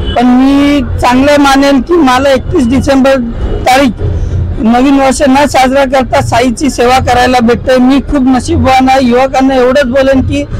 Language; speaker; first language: Marathi; native; Marathi